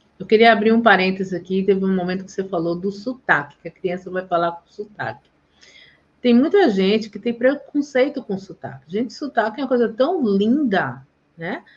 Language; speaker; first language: Portuguese; native; Portuguese